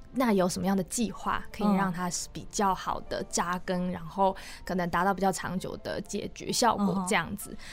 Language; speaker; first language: Chinese; native; Chinese